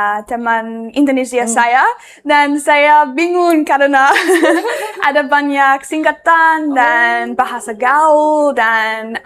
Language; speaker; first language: Indonesian; non-native, learner; English